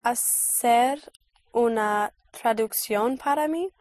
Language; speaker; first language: Spanish; non-native, learner; English